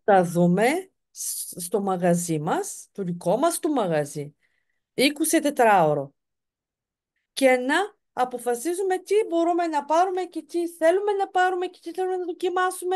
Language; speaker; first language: Greek; non-native, fluent; Bulgarian